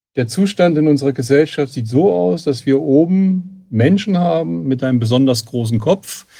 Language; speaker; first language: German; native; German